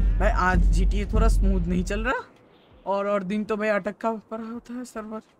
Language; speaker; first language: Hindi; non-native, local second language; Bangla